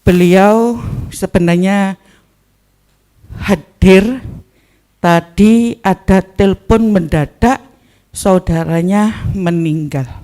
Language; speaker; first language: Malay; non-native, local second language; Javanese